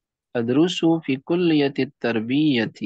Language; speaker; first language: Arabic; non-native, learner; Indonesian